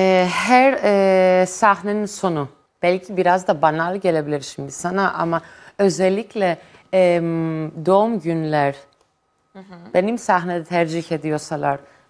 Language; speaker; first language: Turkish; non-native, fluent; Greek